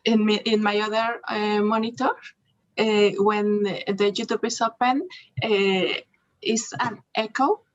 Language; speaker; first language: English; non-native, learner; Spanish